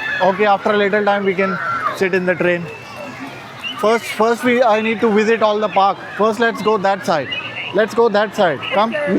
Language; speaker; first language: English; non-native, fluent; Urdu